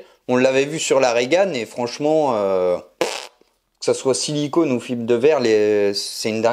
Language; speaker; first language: French; native; French